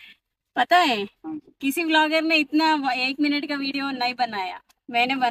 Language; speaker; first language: Hindi; non-native, local second language; Telugu